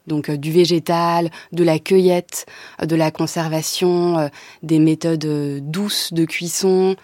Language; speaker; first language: French; native; French